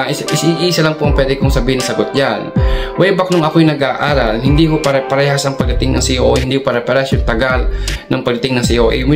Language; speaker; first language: Filipino; native; Filipino